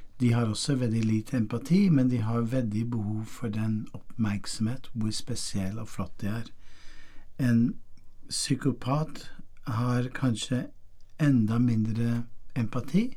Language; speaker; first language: Norwegian; non-native, fluent; English